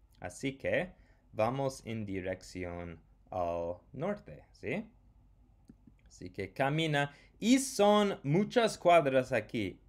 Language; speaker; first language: Spanish; non-native, fluent; English